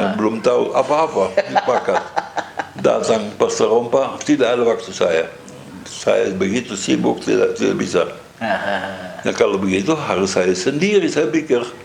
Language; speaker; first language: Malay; non-native, fluent; Dutch